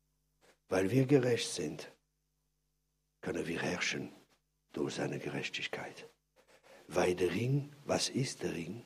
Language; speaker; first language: German; non-native, fluent; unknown